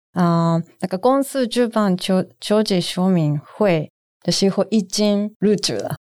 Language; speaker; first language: Chinese; non-native, learner; Japanese